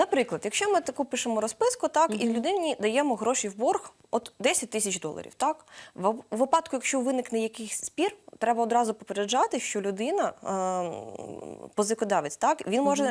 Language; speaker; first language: Ukrainian; native; Ukrainian